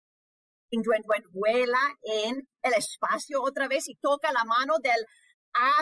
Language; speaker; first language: Spanish; non-native, learner; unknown